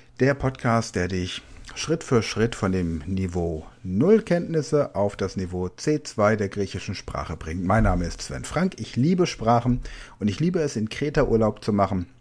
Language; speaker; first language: German; native; German